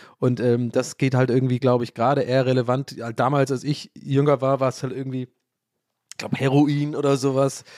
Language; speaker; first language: German; early bilingual, other home language; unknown